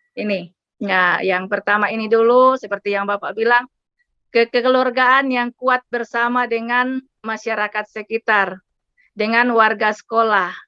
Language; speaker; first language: Indonesian; native; Indonesian